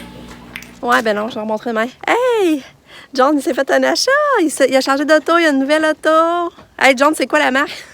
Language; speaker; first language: French; native; French